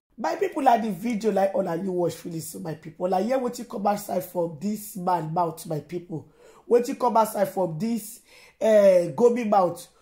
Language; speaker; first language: Nigerian Pidgin; non-native, local second language; Yoruba